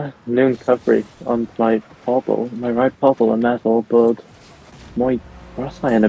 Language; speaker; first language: Welsh; non-native, local second language; English